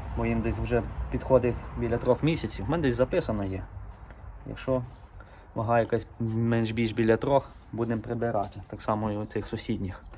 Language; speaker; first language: Ukrainian; native; Ukrainian